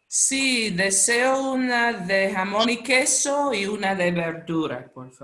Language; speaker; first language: Spanish; non-native, learner; English